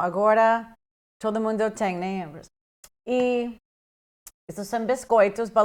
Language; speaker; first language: Portuguese; non-native, fluent; English